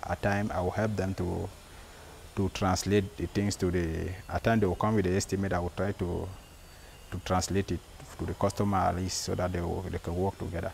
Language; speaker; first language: English; non-native, local second language; French